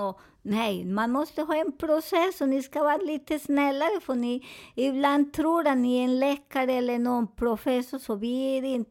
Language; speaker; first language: Swedish; non-native, fluent; Spanish